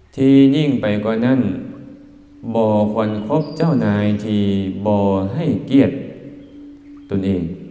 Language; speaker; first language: Thai; non-native, local second language; Northeastern Thai